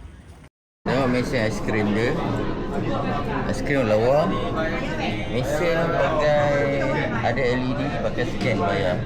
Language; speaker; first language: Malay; non-native, fluent; Chinese